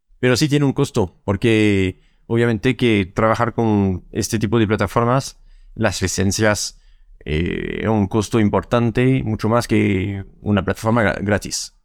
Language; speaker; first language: Spanish; non-native, fluent; French